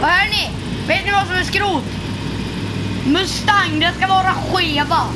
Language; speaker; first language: Swedish; native; Swedish